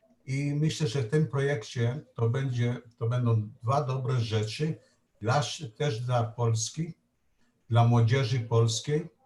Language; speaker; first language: Polish; non-native, learner; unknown